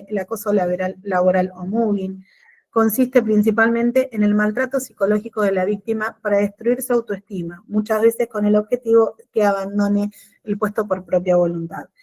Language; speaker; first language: Spanish; native; Spanish